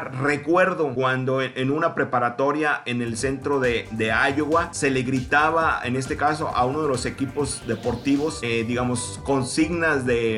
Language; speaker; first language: Spanish; native; Spanish